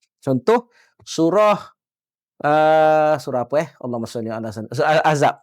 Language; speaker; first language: Malay; native; Malay